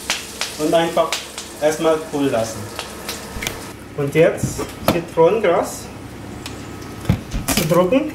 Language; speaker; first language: German; non-native, learner; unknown